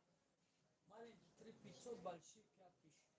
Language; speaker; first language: Russian; non-native, learner; Tajik